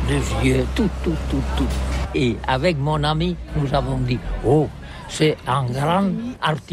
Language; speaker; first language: French; non-native, learner; Catalan